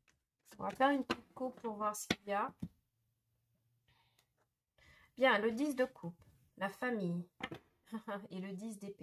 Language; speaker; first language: French; native; French